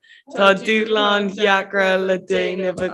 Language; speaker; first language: Irish; non-native, local second language; English